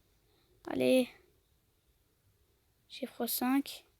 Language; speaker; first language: French; native; French